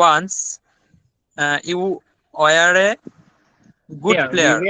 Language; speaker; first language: English; non-native, learner; Bangla